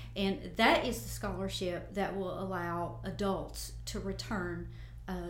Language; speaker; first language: English; native; English